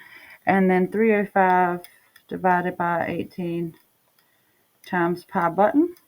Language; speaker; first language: English; native; English